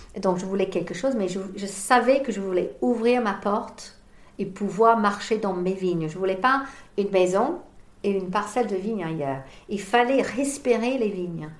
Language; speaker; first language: French; non-native, fluent; English